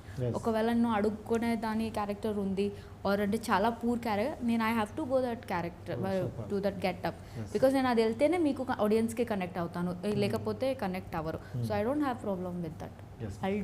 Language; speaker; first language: Telugu; non-native, learner; Odia